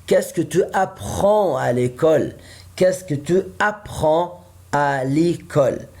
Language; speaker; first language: French; non-native, fluent; Arabic